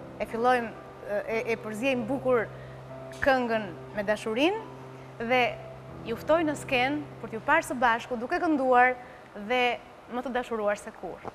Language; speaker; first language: Albanian; native; Albanian